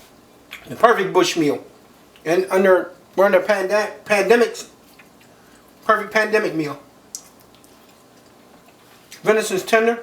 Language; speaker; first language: English; native; English